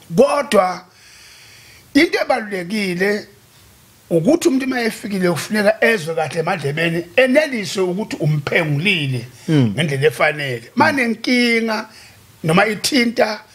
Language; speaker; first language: Zulu; native; Zulu